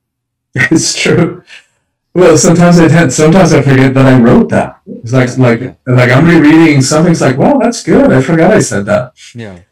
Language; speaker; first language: English; early bilingual, other home language; Spanish